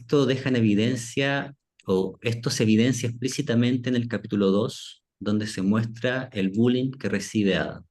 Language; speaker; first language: Spanish; native; Spanish